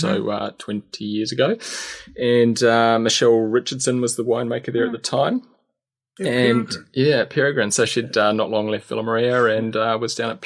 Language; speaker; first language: English; native; English